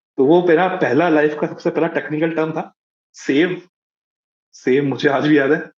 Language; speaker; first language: Hindi; native; Hindi